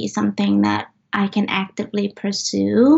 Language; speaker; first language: English; non-native, fluent; Vietnamese